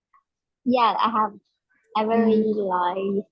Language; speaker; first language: English; non-native, learner; Vietnamese